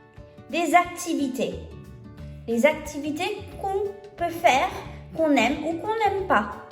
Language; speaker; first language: French; non-native, fluent; English